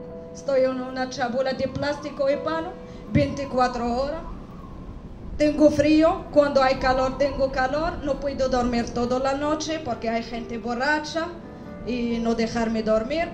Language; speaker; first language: Spanish; non-native, learner; Arabic